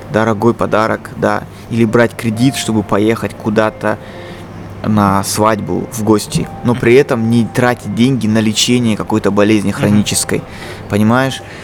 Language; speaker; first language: Russian; native; Russian